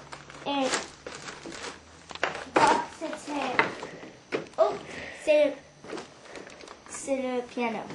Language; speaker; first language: French; early bilingual, heritage; English